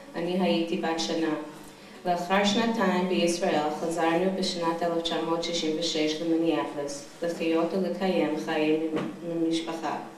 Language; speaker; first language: Hebrew; non-native, fluent; English